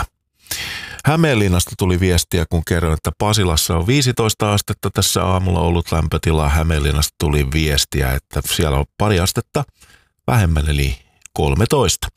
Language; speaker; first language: Finnish; native; Finnish